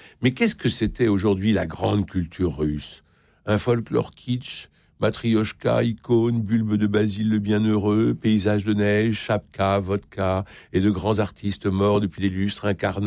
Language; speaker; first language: French; native; French